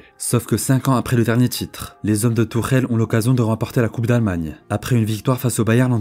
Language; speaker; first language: French; native; French